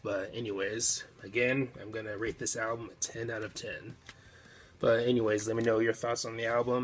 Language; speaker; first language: English; native; English